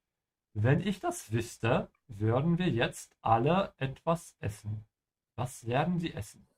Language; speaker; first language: German; non-native, fluent; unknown